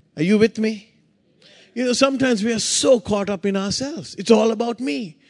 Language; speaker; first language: English; non-native, local second language; Sinhala